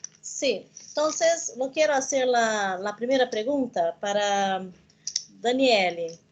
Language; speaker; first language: Spanish; non-native, learner; Portuguese